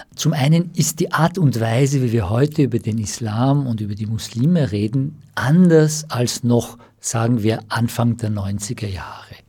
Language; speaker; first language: German; early bilingual, other home language; Persian